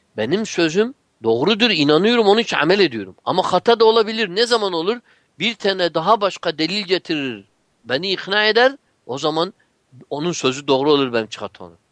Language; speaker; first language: Turkish; non-native, fluent; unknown